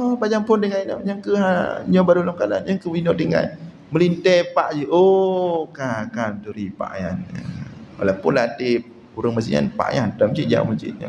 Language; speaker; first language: Malay; non-native, local second language; Achinese